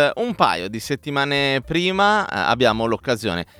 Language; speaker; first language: Italian; native; Italian